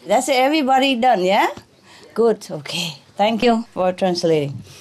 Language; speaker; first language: English; non-native, fluent; Vietnamese